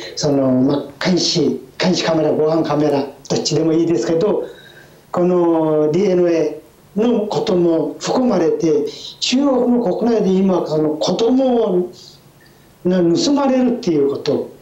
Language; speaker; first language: Japanese; non-native, fluent; Mongolian